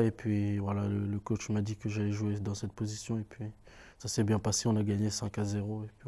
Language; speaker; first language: French; native; French